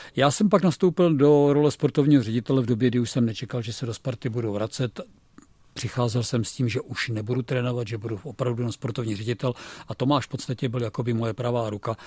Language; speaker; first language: Czech; native; Czech